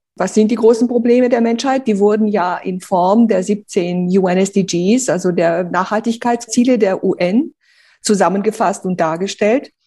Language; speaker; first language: German; early bilingual, other home language; Romanian